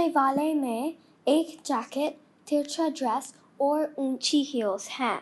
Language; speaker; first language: Hindi; early bilingual, heritage; Hindi